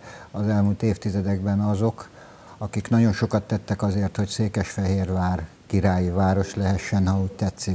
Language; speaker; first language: Hungarian; native; Hungarian